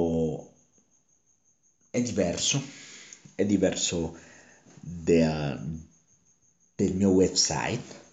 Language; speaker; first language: Italian; non-native, learner; Spanish